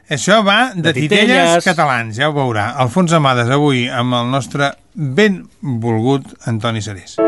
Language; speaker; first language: Catalan; native; Catalan